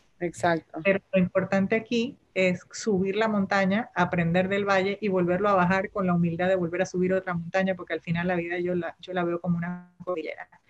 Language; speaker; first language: Spanish; native; Spanish